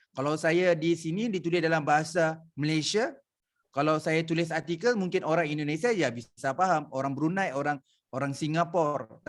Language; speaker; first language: Malay; native; Malay